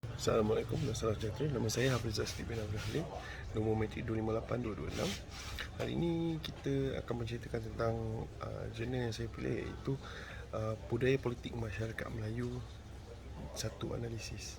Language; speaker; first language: Malay; native; Malay